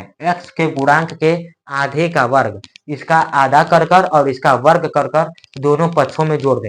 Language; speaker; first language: Hindi; native; Hindi